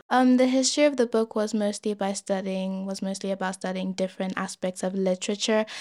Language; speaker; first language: English; early bilingual, other home language; Yoruba